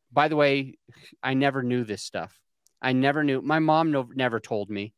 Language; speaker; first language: English; native; English